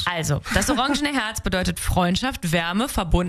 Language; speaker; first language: German; native; German